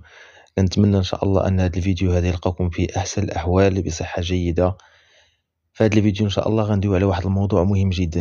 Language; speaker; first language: Arabic; native; Arabic